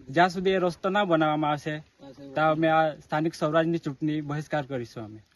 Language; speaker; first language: Gujarati; non-native, local second language; Gamit